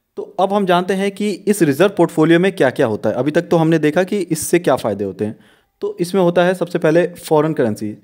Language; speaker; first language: Hindi; native; Hindi